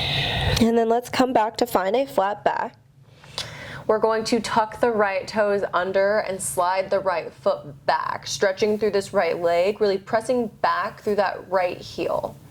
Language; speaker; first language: English; native; English